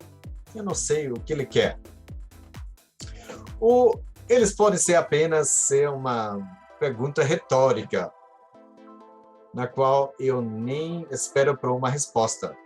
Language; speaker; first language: Portuguese; non-native, fluent; German